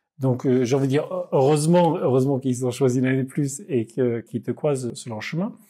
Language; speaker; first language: French; non-native, fluent; Dutch